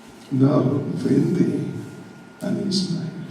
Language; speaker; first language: Russian; non-native, learner; English